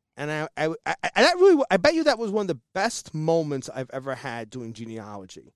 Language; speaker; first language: English; native; English